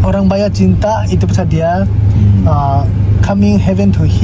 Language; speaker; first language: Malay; non-native, learner; Tedim Chin